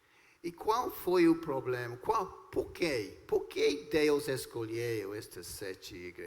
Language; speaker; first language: Portuguese; non-native, fluent; English